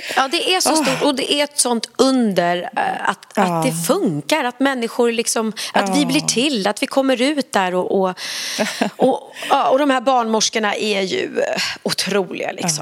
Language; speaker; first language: Swedish; native; Swedish